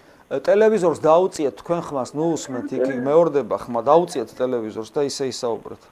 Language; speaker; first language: Georgian; native; Georgian